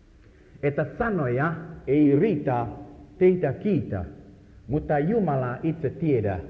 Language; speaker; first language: Finnish; non-native, learner; Swahili